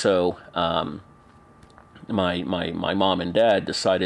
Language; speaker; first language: English; native; English